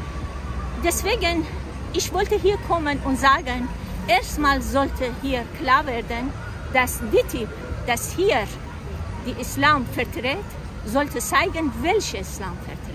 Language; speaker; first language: German; non-native, fluent; Persian